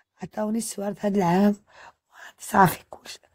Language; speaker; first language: Arabic; early bilingual, heritage; French